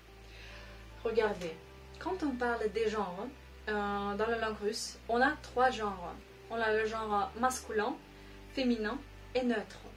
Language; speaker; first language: French; non-native, fluent; Russian